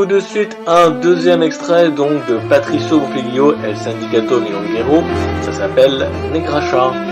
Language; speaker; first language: French; native; French